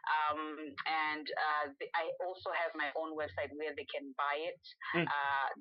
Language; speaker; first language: English; non-native, local second language; Shona